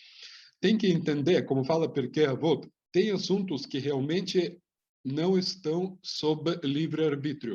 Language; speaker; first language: Portuguese; non-native, fluent; Hebrew